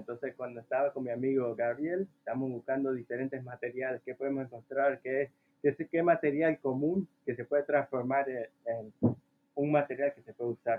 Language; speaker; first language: Spanish; early bilingual, heritage; Spanish